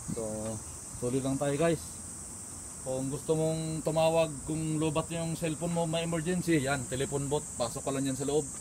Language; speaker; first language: Filipino; non-native, local second language; Cebuano